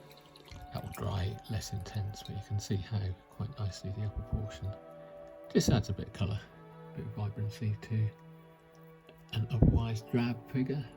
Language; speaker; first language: English; native; English